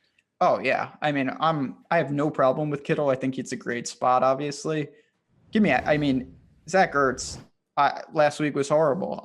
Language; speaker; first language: English; native; English